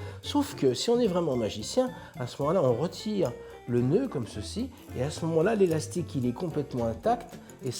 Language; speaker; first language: French; native; French